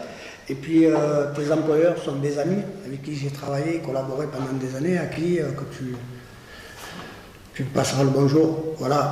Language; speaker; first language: French; native; French